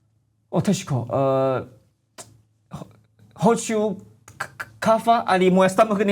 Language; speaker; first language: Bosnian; non-native, learner; Chinese